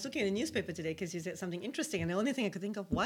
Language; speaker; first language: English; non-native, local second language; Tamil